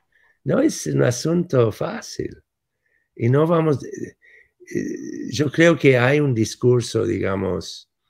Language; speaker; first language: Spanish; non-native, fluent; English